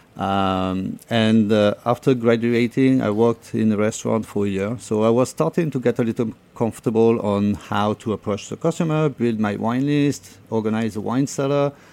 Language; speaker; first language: English; non-native, fluent; French